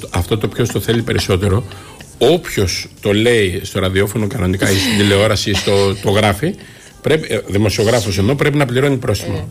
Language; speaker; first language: Greek; native; Greek